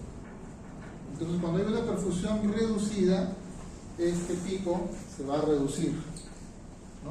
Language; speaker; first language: Spanish; native; Spanish